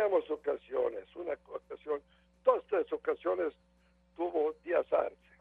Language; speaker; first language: Spanish; non-native, learner; Serbian